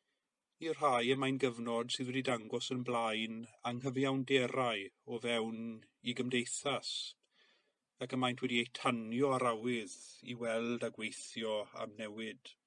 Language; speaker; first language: Welsh; native; Welsh